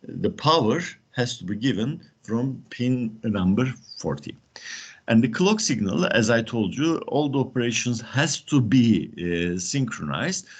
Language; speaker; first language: English; non-native, fluent; Turkish